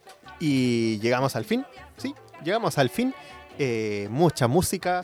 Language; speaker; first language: Spanish; native; Spanish